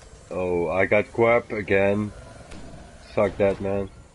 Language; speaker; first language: English; non-native, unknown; Dutch